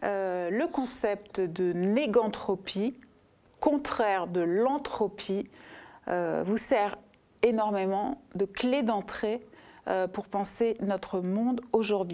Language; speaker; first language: French; native; French